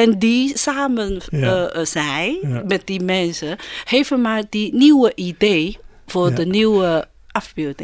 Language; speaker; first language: Dutch; non-native, learner; Chinese